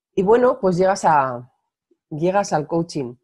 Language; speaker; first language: Spanish; native; Spanish